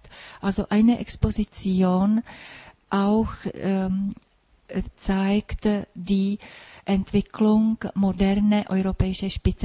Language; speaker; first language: German; non-native, learner; Czech